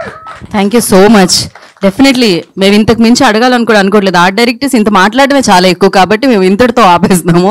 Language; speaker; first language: Telugu; native; Telugu